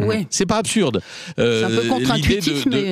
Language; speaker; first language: French; native; French